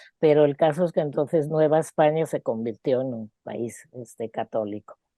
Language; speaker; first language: Spanish; native; Spanish